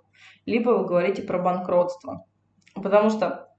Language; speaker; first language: Russian; native; Russian